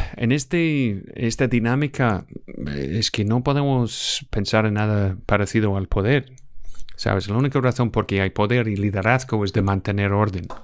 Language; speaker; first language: Spanish; non-native, fluent; English